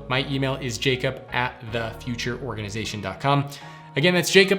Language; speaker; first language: English; native; English